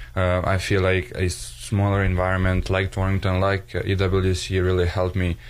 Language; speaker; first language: English; non-native, fluent; Serbian